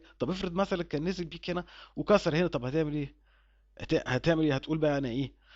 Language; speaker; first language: Arabic; native; Arabic